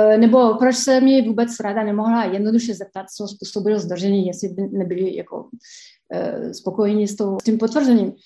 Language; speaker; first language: Czech; non-native, fluent; French